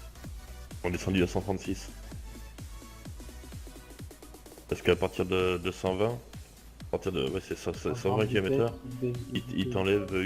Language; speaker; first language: French; native; French